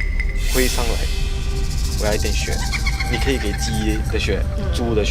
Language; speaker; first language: Chinese; non-native, local second language; Tamil